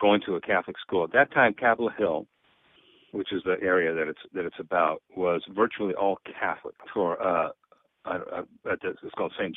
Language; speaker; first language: English; native; English